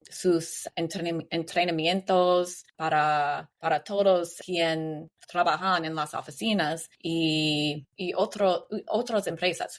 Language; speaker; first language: Spanish; non-native, learner; English